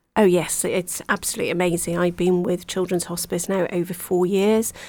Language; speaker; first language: English; native; English